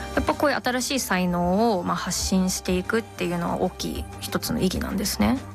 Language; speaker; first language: Japanese; non-native, fluent; English